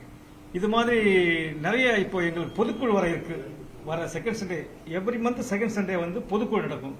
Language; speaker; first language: Tamil; native; Tamil